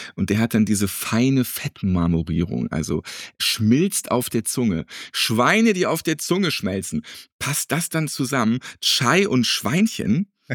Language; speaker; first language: German; native; German